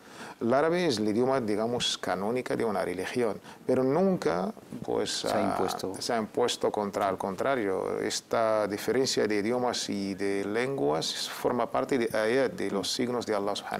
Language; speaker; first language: Spanish; native; Spanish